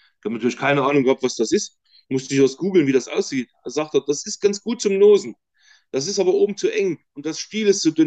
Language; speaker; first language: German; native; German